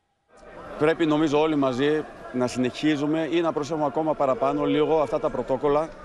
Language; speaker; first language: Greek; native; Greek